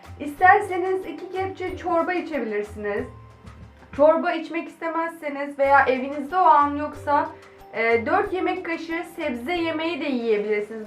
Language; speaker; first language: Turkish; native; Turkish